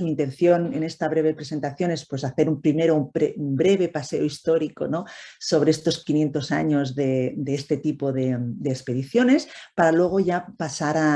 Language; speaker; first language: Spanish; native; Spanish